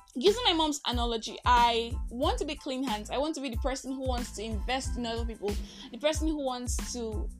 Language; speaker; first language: English; non-native, local second language; Igbo